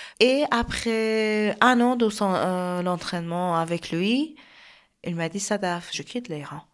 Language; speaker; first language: French; non-native, learner; Persian